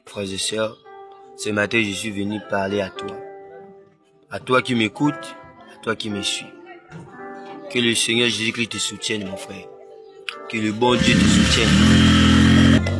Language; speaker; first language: French; non-native, local second language; Lingala